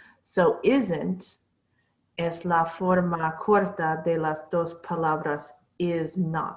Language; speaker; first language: Spanish; non-native, fluent; English